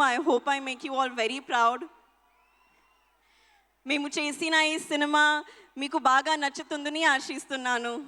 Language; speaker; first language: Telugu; non-native, local second language; Hindi